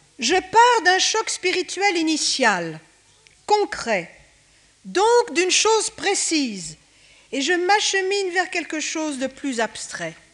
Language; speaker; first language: French; native; French